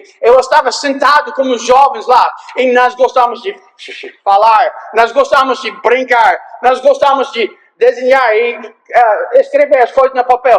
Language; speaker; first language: Portuguese; non-native, fluent; English